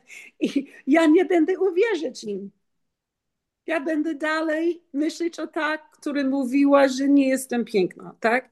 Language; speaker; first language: Polish; non-native, learner; English